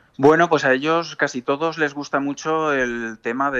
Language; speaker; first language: Spanish; native; Spanish